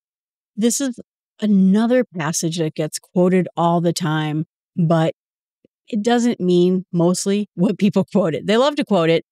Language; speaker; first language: English; native; English